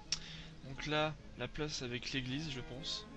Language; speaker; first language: French; native; French